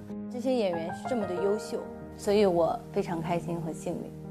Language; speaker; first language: Chinese; native; Chinese